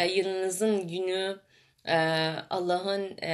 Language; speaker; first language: Turkish; non-native, fluent; Persian